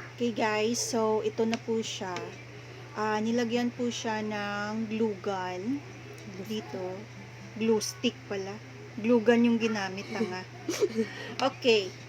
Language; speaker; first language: Filipino; non-native, local second language; Hiligaynon